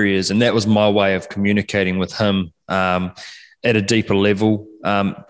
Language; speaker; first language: English; native; English